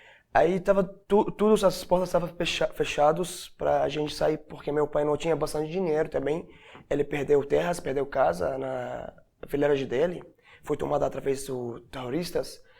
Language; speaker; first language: Portuguese; non-native, learner; Arabic